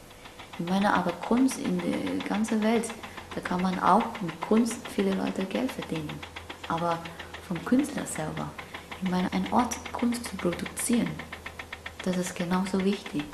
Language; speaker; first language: German; non-native, learner; Cantonese